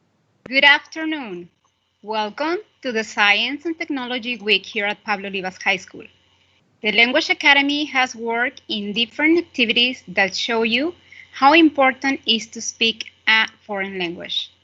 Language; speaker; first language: English; non-native, fluent; Spanish